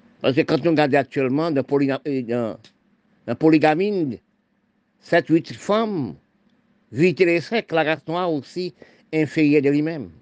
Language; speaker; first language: French; non-native, local second language; Haitian Creole